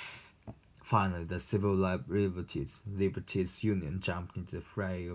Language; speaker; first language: English; non-native, fluent; Japanese